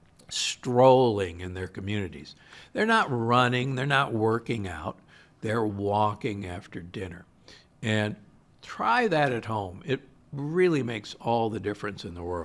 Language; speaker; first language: English; native; English